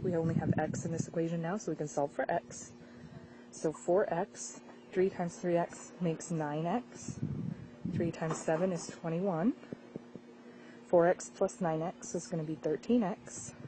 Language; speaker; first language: English; native; English